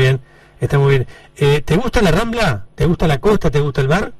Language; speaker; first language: Spanish; native; Spanish